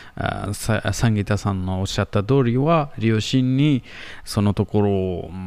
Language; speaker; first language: Japanese; non-native, learner; Bangla